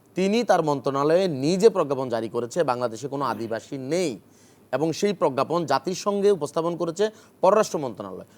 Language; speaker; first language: Bangla; native; Bangla